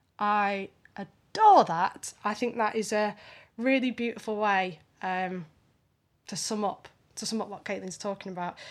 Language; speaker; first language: English; native; English